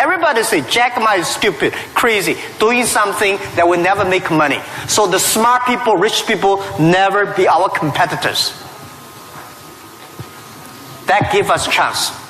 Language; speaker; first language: English; non-native, fluent; Chinese